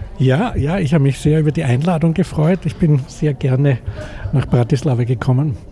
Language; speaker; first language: German; native; German